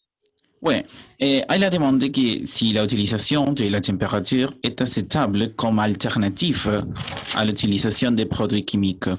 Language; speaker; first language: French; non-native, learner; Spanish